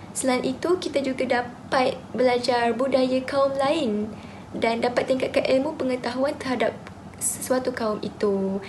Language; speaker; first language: Malay; native; Malay